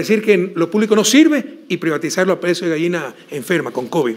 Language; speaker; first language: Spanish; native; Spanish